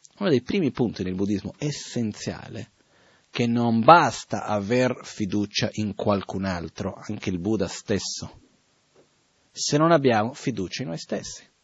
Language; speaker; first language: Italian; non-native, fluent; Portuguese